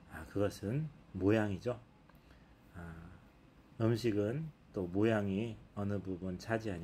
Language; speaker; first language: Korean; native; Korean